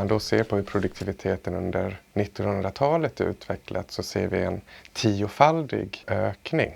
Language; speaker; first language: Swedish; native; Swedish